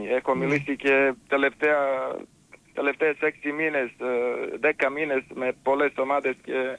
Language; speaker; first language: Greek; non-native, fluent; Serbian